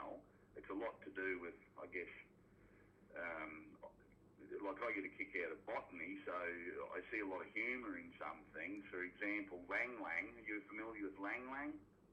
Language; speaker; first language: English; native; English